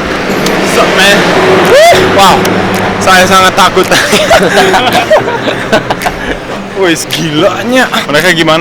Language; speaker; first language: Indonesian; early bilingual, other home language; English